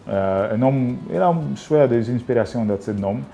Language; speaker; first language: French; non-native, learner; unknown